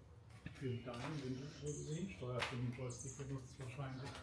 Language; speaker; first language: German; native; German